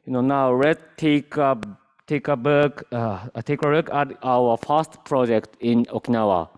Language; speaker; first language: English; non-native, learner; Japanese